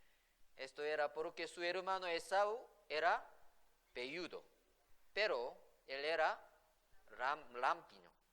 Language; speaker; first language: Spanish; non-native, fluent; Korean